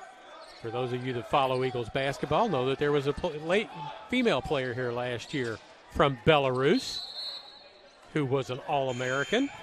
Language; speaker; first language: English; native; English